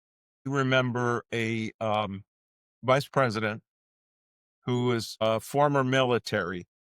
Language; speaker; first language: English; native; English